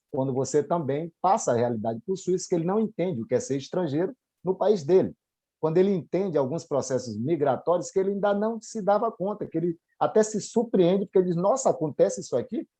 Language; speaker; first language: Portuguese; native; Portuguese